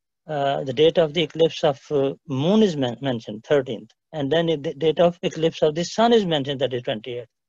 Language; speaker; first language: English; non-native, local second language; Urdu